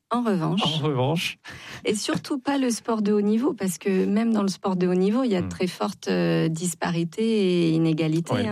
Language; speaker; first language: French; native; French